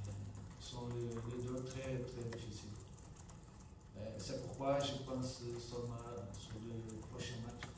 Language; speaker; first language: French; non-native, fluent; Portuguese